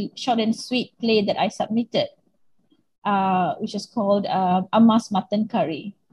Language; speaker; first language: English; non-native, local second language; Malay